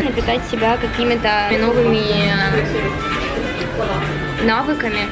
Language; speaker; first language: Russian; native; Russian